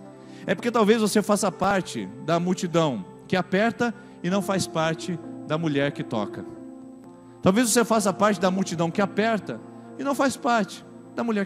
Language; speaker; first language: Portuguese; native; Portuguese